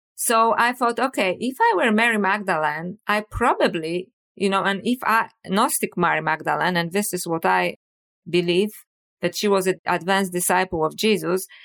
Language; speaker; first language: English; non-native, fluent; Polish